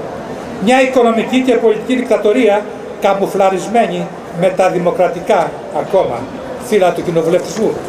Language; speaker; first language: Greek; native; Greek